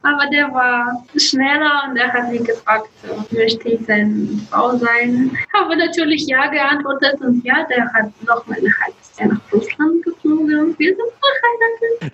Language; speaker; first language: German; non-native, learner; Russian